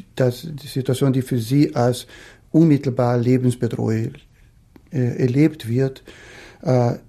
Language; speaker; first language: German; non-native, fluent; Portuguese